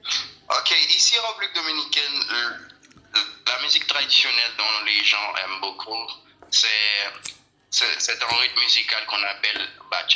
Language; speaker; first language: French; non-native, local second language; Haitian Creole